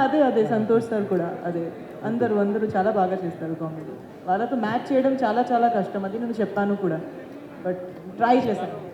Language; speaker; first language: Telugu; non-native, learner; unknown